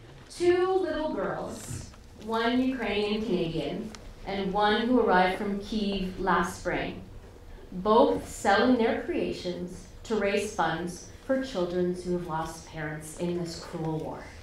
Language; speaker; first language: English; native; English